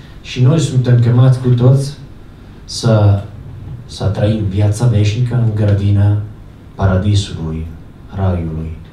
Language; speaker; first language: Romanian; non-native, fluent; Italian